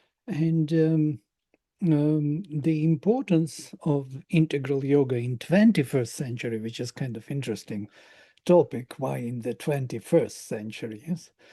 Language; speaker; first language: English; non-native, fluent; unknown